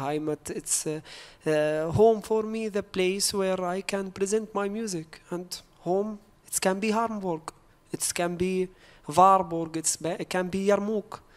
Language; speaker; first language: English; non-native, learner; Arabic